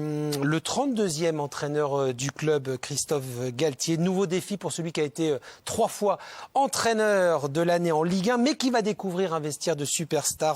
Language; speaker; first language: French; native; French